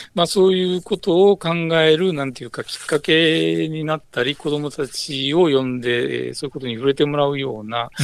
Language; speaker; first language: Japanese; native; Japanese